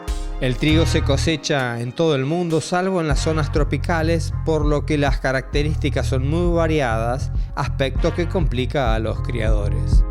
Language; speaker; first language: Spanish; native; Spanish